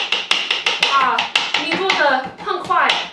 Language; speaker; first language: Chinese; non-native, learner; English